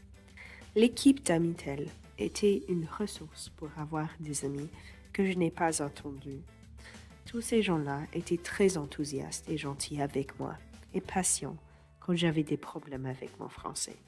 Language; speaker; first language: French; non-native, fluent; English